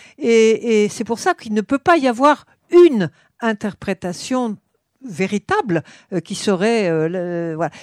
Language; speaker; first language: French; native; French